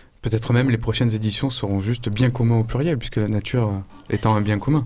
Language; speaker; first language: French; native; French